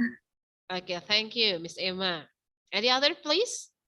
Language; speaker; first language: English; non-native, fluent; Indonesian